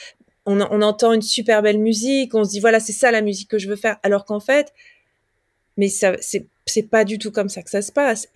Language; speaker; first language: French; native; French